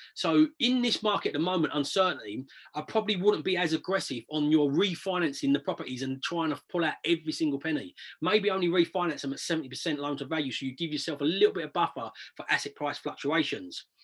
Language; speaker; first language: English; native; English